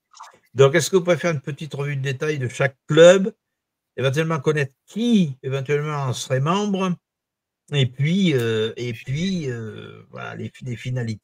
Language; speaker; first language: French; native; French